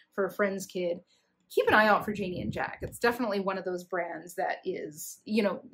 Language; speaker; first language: English; native; English